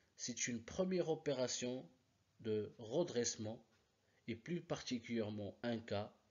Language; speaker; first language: French; non-native, local second language; Arabic